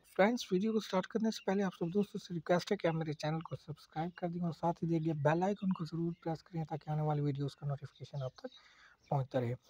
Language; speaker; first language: Urdu; native; Urdu